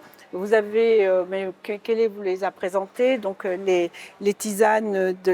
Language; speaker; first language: French; native; French